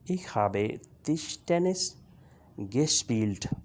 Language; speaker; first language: German; non-native, learner; Urdu